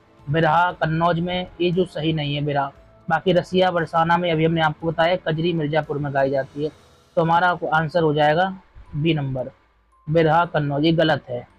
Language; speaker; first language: Hindi; native; Hindi